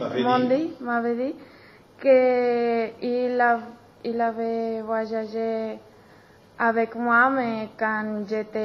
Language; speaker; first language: French; non-native, learner; Spanish